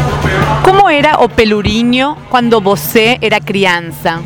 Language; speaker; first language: Portuguese; non-native, fluent; Spanish